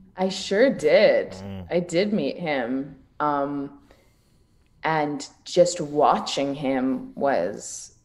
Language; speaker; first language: English; native; English